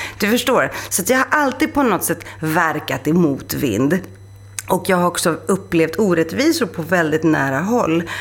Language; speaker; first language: Swedish; early bilingual, other home language; Greek